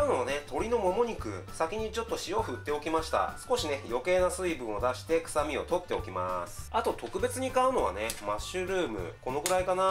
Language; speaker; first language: Japanese; native; Japanese